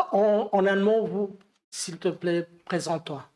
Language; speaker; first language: French; non-native, fluent; Romanian